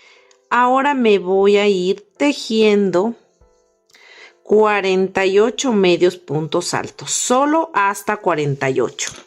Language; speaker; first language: Spanish; native; Spanish